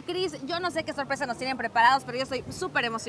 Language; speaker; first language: Spanish; native; Spanish